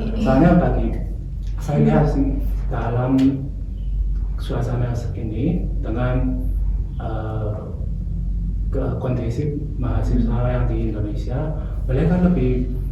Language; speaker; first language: Indonesian; non-native, fluent; Chinese